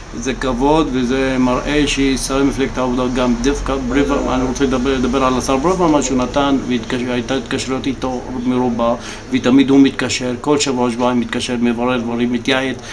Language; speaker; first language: Hebrew; non-native, local second language; Arabic